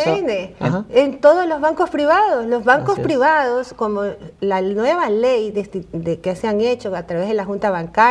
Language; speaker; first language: Spanish; native; Spanish